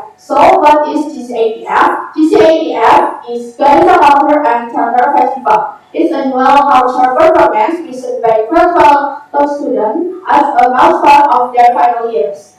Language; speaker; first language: English; non-native, learner; Indonesian